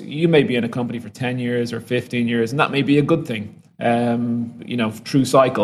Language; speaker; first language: English; native; English